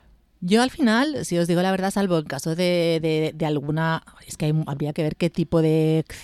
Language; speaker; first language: Spanish; native; Spanish